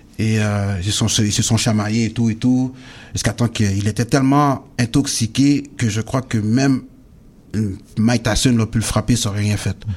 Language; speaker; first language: French; native; French